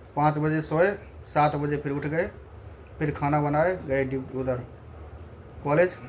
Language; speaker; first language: Hindi; native; Hindi